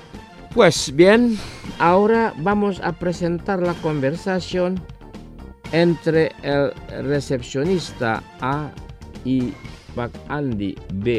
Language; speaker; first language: Spanish; non-native, fluent; Indonesian